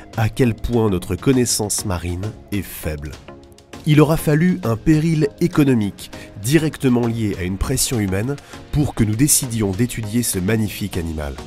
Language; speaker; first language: French; native; French